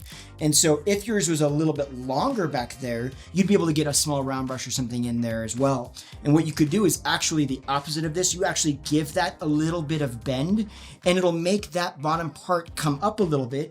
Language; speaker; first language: English; native; English